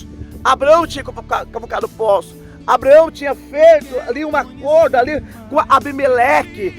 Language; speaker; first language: Portuguese; native; Portuguese